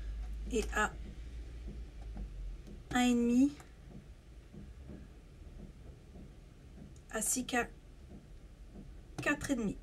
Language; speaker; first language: French; native; French